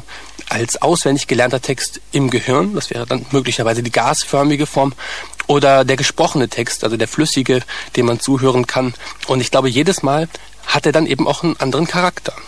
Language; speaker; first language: German; native; German